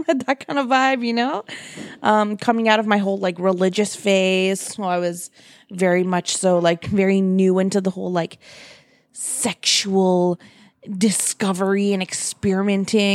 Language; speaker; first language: English; early bilingual, other home language; Persian